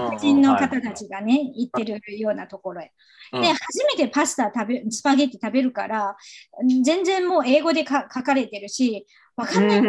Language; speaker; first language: Japanese; non-native, fluent; Chinese